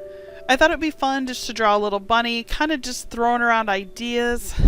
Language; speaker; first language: English; native; English